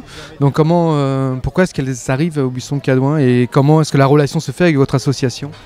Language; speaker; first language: French; native; French